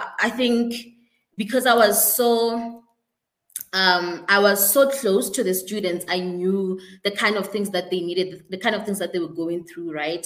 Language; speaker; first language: English; non-native, local second language; Northern Sotho